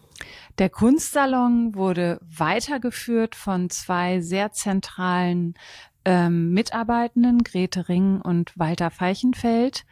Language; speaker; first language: German; native; German